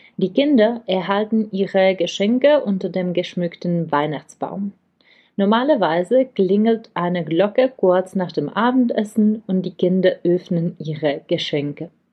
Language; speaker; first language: German; non-native, fluent; Czech